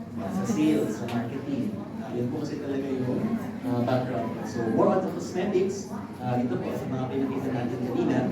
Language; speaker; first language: Filipino; native; Filipino